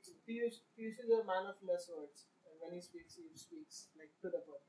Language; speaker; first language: English; non-native, local second language; Marathi